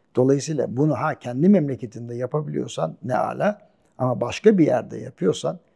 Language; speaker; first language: Turkish; native; Turkish